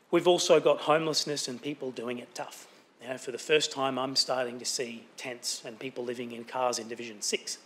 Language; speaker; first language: English; native; English